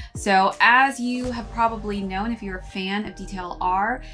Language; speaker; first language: English; native; English